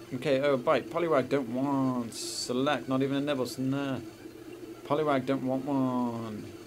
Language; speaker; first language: English; native; English